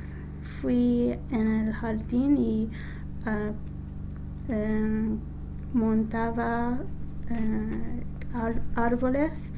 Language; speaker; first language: Spanish; non-native, learner; English